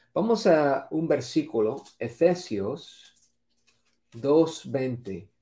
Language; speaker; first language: Spanish; non-native, fluent; English